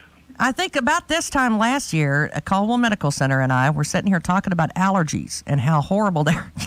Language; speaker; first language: English; native; English